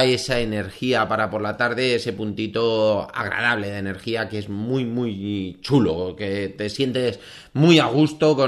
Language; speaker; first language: Spanish; native; Spanish